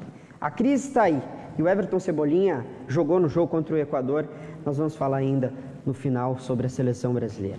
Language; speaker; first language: Portuguese; native; Portuguese